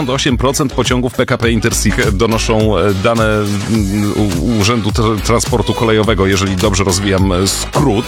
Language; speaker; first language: Polish; native; Polish